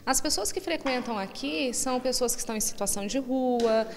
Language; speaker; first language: Portuguese; native; Portuguese